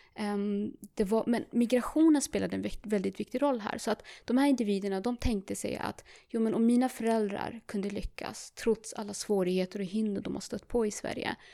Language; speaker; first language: Swedish; early bilingual, other home language; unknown